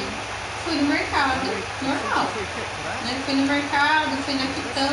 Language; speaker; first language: Portuguese; native; Portuguese